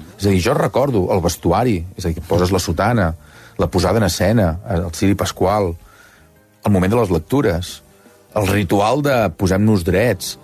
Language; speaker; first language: Catalan; native; Catalan